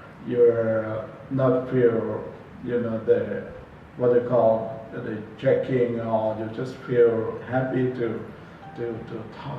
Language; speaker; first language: English; non-native, learner; Thai